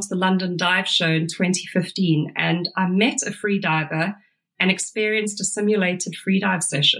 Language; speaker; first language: English; native; English